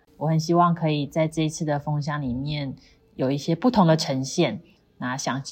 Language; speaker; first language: Chinese; native; Chinese